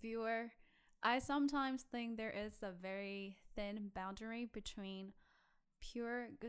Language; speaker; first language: English; non-native, fluent; Vietnamese